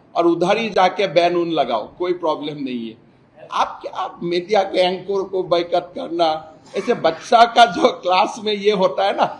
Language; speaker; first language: Hindi; non-native, local second language; Assamese